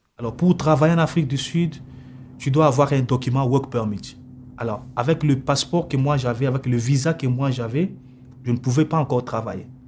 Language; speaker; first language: French; non-native, local second language; Lingala